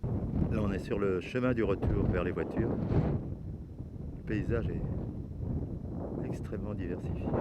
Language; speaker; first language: French; native; French